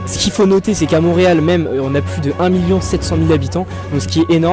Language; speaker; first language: French; native; French